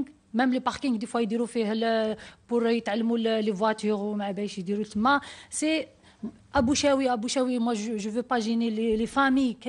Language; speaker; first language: French; non-native, learner; Arabic